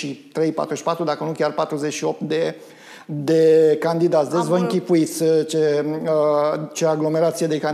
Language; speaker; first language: Romanian; native; Romanian